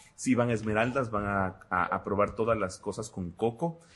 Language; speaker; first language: Spanish; native; Spanish